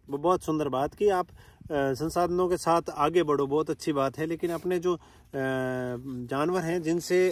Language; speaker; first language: Hindi; native; Hindi